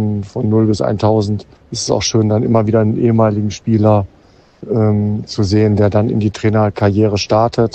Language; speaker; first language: German; native; German